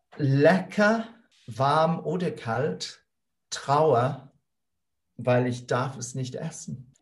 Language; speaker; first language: German; non-native, fluent; English